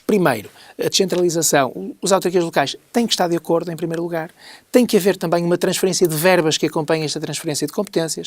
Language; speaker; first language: Portuguese; native; Portuguese